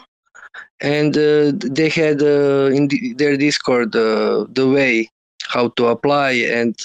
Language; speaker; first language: English; non-native, learner; Croatian